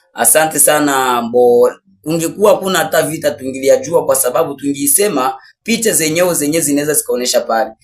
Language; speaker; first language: Swahili; native; Swahili